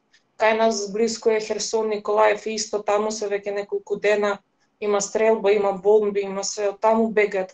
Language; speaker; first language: Macedonian; early bilingual, heritage; Macedonian